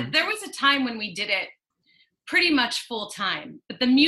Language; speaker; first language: English; native; English